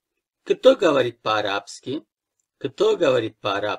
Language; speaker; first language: Russian; non-native, fluent; Turkish